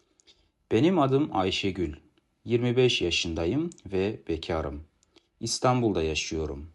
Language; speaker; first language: Turkish; non-native, fluent; Kazakh